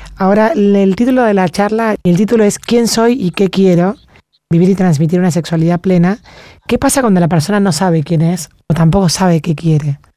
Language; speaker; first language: Spanish; native; Spanish